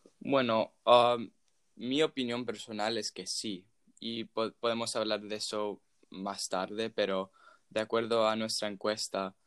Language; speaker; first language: Spanish; non-native, fluent; English